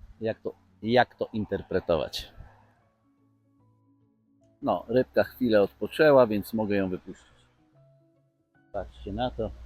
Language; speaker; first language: Polish; native; Polish